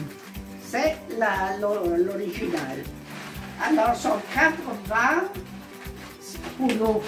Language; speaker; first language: French; non-native, learner; Italian